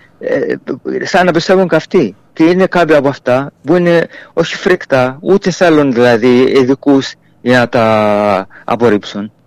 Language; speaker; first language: Greek; non-native, fluent; Arabic